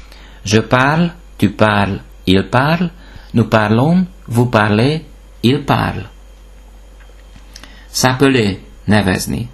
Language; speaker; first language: French; non-native, fluent; Hungarian